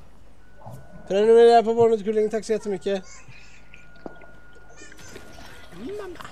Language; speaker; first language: Swedish; native; Swedish